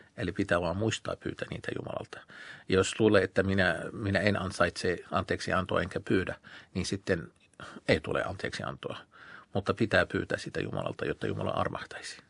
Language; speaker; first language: Finnish; non-native, fluent; Arabic